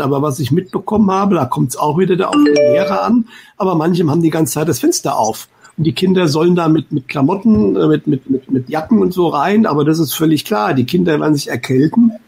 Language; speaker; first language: German; native; German